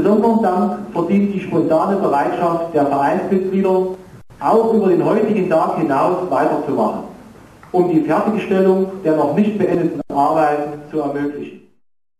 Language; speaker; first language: German; native; German